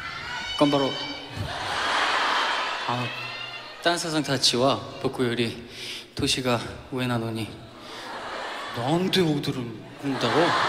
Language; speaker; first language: Japanese; non-native, fluent; Korean